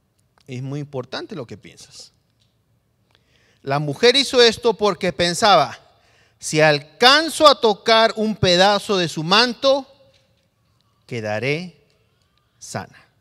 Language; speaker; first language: Spanish; native; Spanish